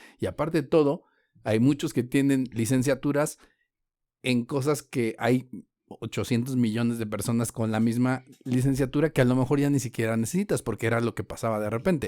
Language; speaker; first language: Spanish; native; Spanish